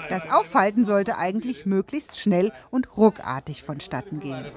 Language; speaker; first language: German; native; German